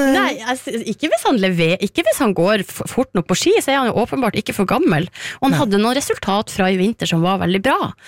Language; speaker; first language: Norwegian; native; Norwegian